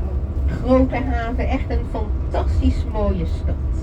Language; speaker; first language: Dutch; non-native, fluent; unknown